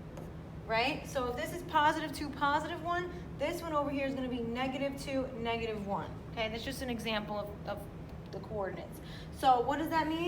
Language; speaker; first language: English; native; English